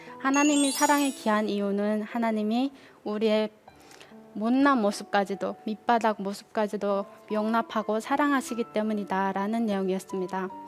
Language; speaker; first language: Korean; native; Korean